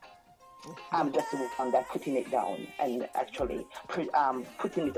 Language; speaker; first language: English; non-native, local second language; Jamaican Creole English